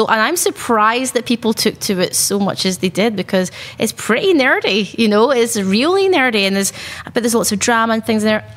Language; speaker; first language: English; native; English